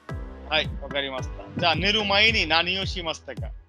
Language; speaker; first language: Japanese; non-native, fluent; Bangla